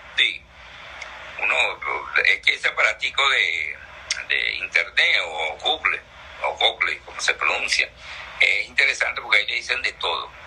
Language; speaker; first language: Spanish; native; Spanish